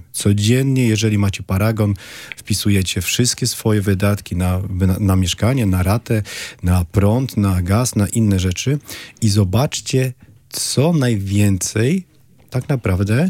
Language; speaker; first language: Polish; native; Polish